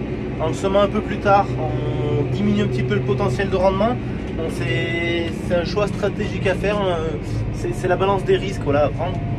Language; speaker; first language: French; native; French